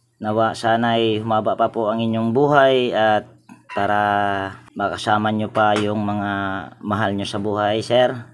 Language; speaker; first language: Filipino; native; Filipino